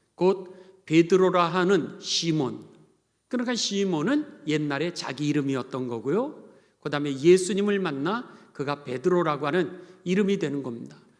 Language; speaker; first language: Korean; native; Korean